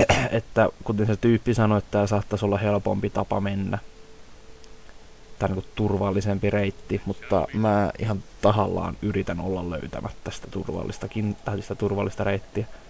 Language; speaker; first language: Finnish; native; Finnish